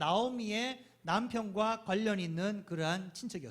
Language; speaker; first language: Korean; native; Korean